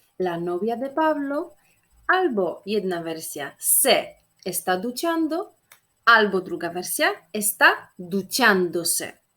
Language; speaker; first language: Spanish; non-native, fluent; Polish